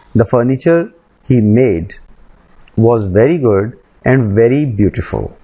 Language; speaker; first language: English; non-native, local second language; Urdu